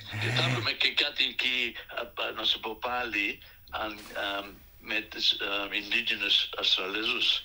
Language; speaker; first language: Greek; early bilingual, heritage; Greek